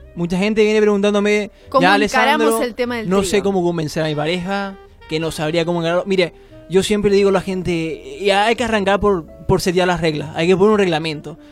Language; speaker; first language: Spanish; native; Spanish